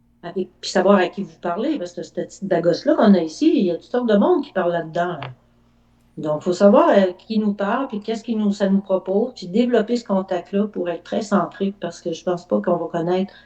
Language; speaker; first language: French; native; French